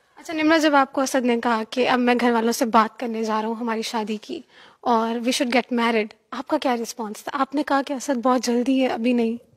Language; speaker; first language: Urdu; native; Urdu